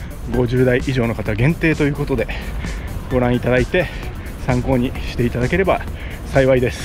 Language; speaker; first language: Japanese; native; Japanese